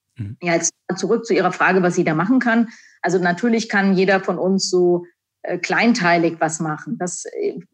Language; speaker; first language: German; native; German